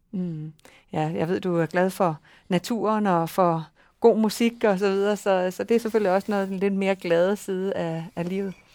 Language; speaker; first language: Danish; native; Danish